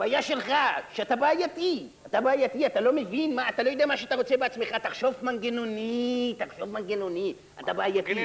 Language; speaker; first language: Hebrew; native; Hebrew